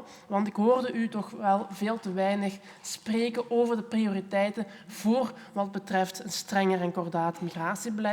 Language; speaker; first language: Dutch; native; Dutch